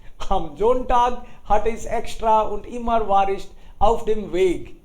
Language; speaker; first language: German; non-native, fluent; Hindi